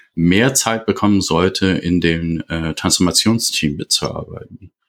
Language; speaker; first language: German; non-native, fluent; English